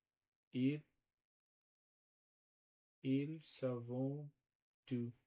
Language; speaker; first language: French; non-native, learner; Portuguese